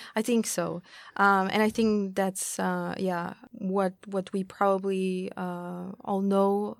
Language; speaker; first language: English; non-native, fluent; German